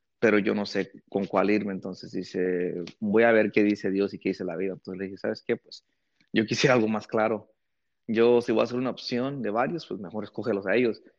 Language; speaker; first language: Spanish; early bilingual, heritage; Spanish